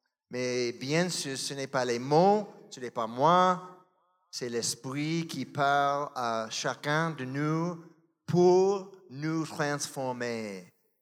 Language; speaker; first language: French; non-native, learner; English